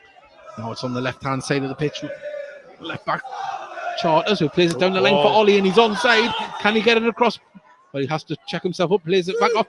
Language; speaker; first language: English; native; English